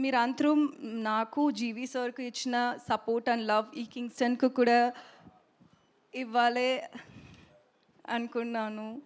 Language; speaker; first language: Telugu; non-native, local second language; Tamil